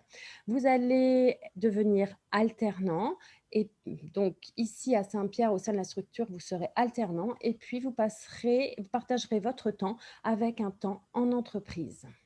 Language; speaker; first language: French; native; French